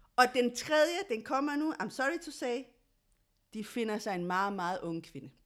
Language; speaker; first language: Danish; early bilingual, other home language; Spanish